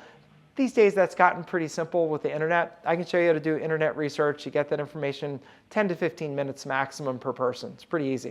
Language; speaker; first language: English; native; English